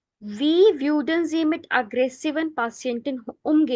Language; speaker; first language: German; non-native, fluent; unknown